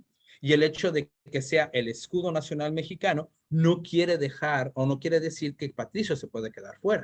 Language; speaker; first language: Spanish; native; Spanish